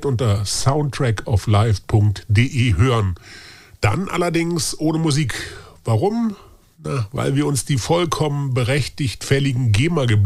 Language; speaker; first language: German; native; German